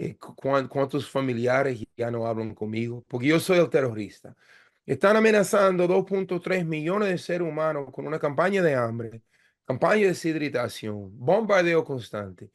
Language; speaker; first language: Spanish; non-native, fluent; English